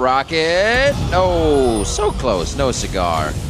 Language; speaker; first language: English; native; English